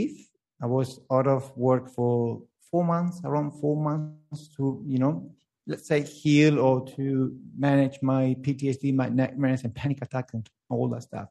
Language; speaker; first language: English; non-native, fluent; Spanish